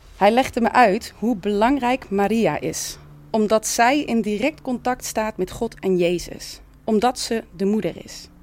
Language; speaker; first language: Dutch; native; Dutch